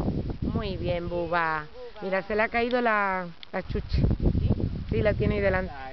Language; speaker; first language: Spanish; native; Spanish